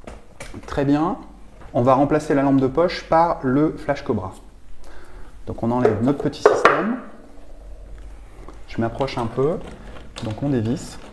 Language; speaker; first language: French; native; French